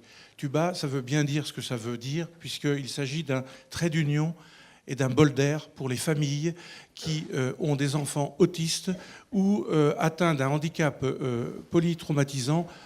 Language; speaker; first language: French; native; French